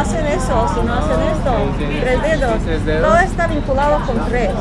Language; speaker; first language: Spanish; non-native, fluent; Serbian